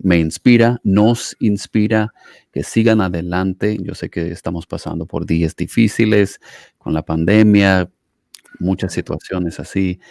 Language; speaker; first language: Spanish; non-native, fluent; English